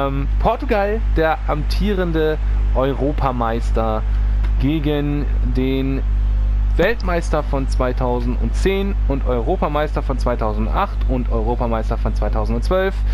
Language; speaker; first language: German; native; German